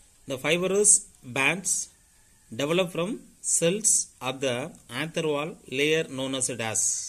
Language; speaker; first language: English; non-native, local second language; Tamil